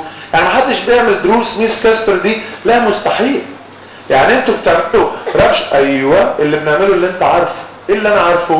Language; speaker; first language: Arabic; native; Arabic